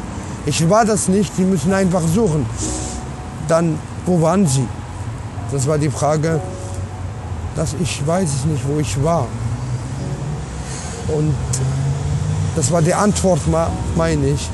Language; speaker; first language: German; non-native, learner; Arabic